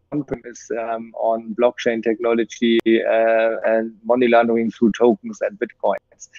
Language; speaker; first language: English; non-native, fluent; German